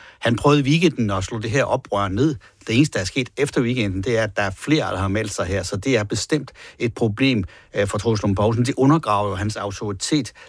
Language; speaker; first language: Danish; native; Danish